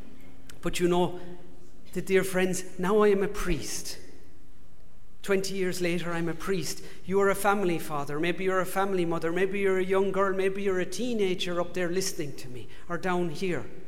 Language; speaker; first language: English; native; English